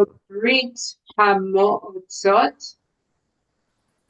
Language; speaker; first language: Hebrew; non-native, learner; English